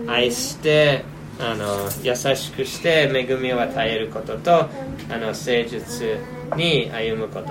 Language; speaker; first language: Japanese; non-native, fluent; English